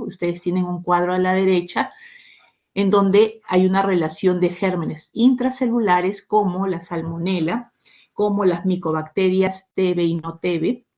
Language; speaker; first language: Spanish; native; Spanish